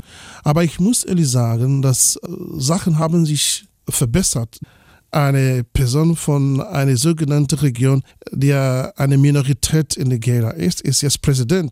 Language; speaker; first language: German; non-native, fluent; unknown